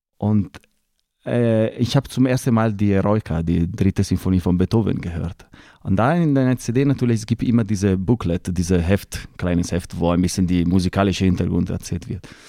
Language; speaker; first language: German; non-native, fluent; Italian